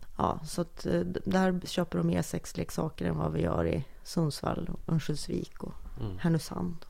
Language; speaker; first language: Swedish; native; Swedish